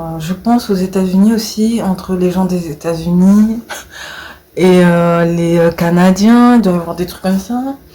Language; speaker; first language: French; early bilingual, other home language; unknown